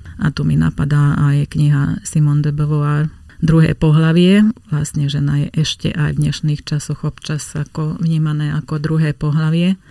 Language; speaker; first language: Slovak; non-native, local second language; Hungarian